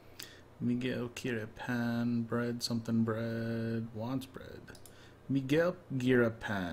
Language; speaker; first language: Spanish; non-native, learner; English